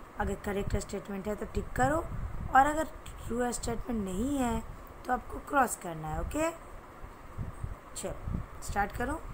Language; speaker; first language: Hindi; native; Hindi